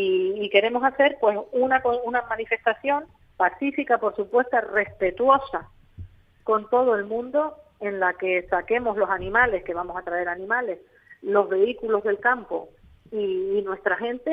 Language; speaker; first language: Spanish; native; Spanish